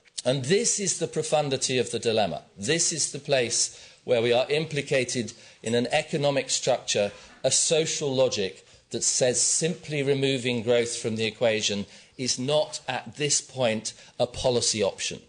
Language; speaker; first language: English; native; English